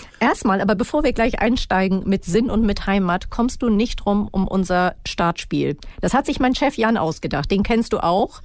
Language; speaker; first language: German; native; German